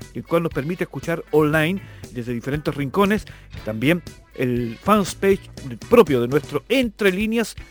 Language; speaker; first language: Spanish; native; Spanish